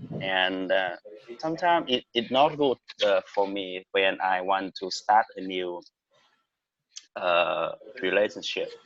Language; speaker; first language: English; non-native, learner; Vietnamese